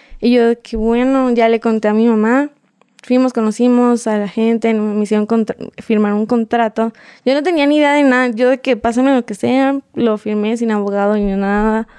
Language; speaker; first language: Spanish; native; Spanish